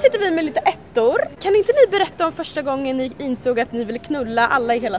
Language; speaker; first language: Swedish; native; Swedish